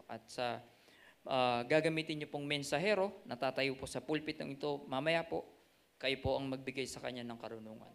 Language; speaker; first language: Filipino; native; Filipino